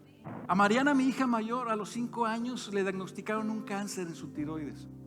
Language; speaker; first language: Spanish; native; Spanish